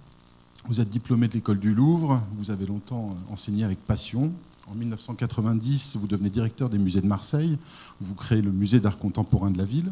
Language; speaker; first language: French; native; French